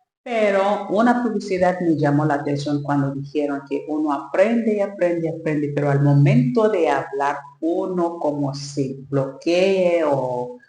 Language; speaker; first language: Spanish; non-native, learner; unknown